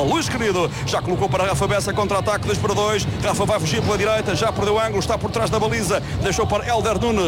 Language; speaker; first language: Portuguese; native; Portuguese